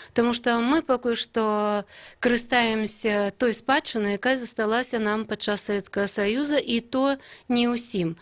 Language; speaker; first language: Belarusian; native; Belarusian